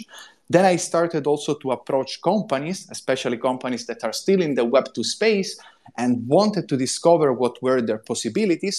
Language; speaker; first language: English; non-native, fluent; Italian